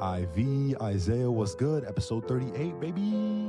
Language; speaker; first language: English; native; English